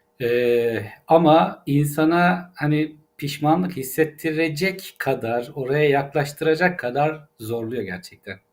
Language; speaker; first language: Turkish; native; Turkish